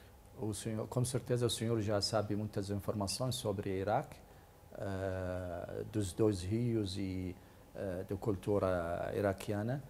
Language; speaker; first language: Portuguese; non-native, fluent; Arabic